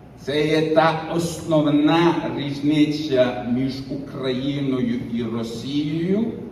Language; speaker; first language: Ukrainian; early bilingual, heritage; Ukrainian